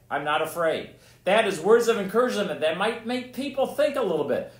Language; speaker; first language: English; native; English